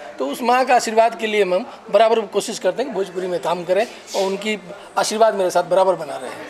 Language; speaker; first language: Hindi; non-native, local second language; Bhojpuri